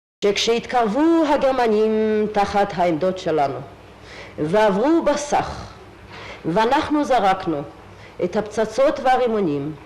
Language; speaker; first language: Hebrew; non-native, fluent; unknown